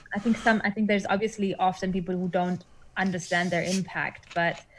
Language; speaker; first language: English; non-native, fluent; German